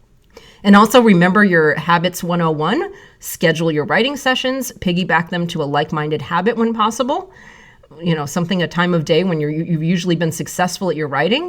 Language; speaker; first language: English; native; English